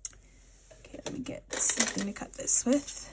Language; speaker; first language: English; native; English